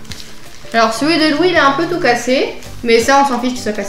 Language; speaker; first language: French; native; French